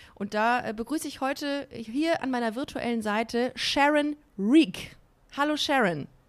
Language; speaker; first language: German; native; German